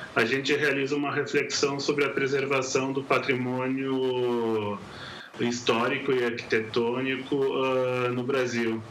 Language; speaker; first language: Portuguese; native; Portuguese